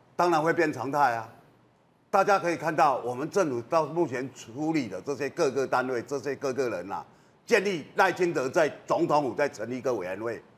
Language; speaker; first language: Chinese; native; Chinese